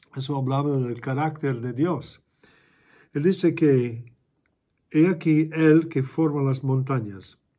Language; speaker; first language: Spanish; non-native, fluent; English